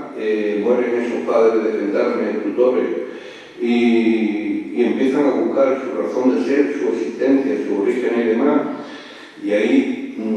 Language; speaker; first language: Spanish; native; Spanish